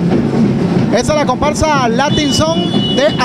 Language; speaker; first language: Spanish; native; Spanish